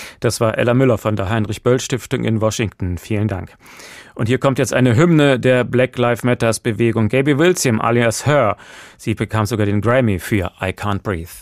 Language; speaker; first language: German; native; German